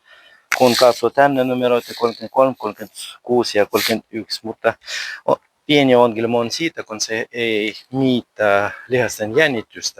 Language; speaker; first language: Finnish; non-native, learner; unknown